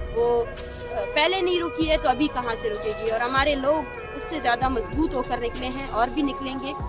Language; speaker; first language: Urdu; non-native, local second language; Baluchi